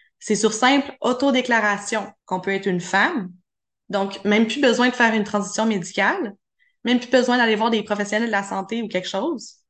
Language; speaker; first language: French; native; French